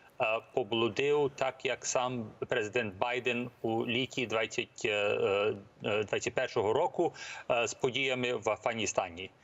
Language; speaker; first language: Ukrainian; early bilingual, heritage; English